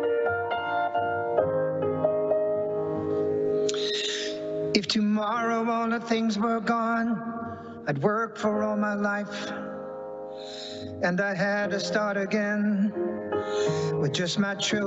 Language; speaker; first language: English; native; English